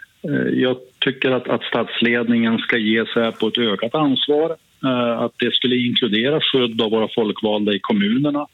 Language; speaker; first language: Swedish; native; Swedish